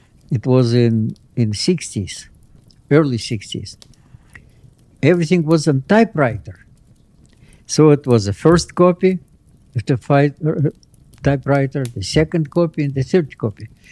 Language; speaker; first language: English; non-native, fluent; Russian